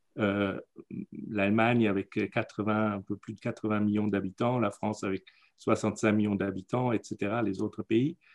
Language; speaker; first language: French; non-native, fluent; German